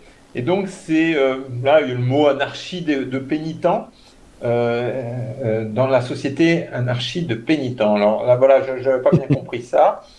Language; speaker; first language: French; native; French